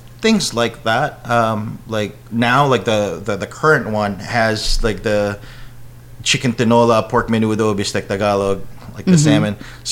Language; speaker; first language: English; non-native, local second language; Filipino